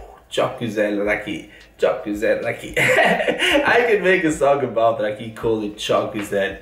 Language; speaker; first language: Turkish; non-native, learner; Italian